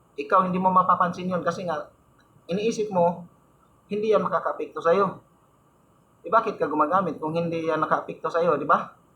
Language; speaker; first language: Filipino; non-native, local second language; Cebuano